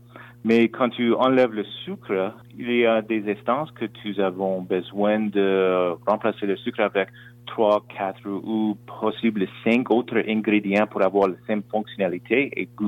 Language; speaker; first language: French; non-native, local second language; English